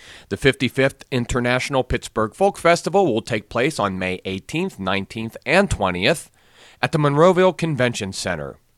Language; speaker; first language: English; native; English